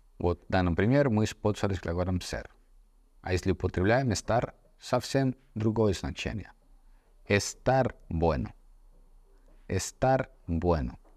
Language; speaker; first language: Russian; non-native, fluent; Spanish